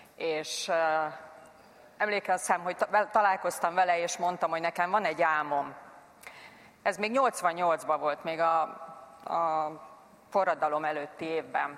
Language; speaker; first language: Hungarian; native; Hungarian